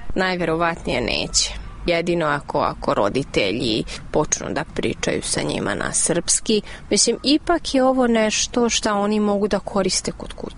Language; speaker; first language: Serbian; non-native, local second language; Hungarian